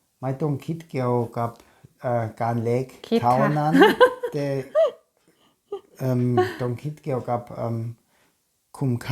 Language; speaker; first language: Thai; non-native, learner; German